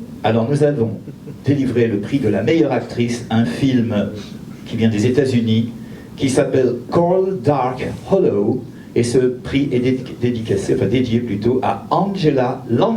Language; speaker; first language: French; native; French